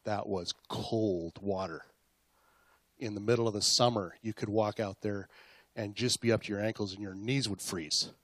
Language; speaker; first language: English; native; English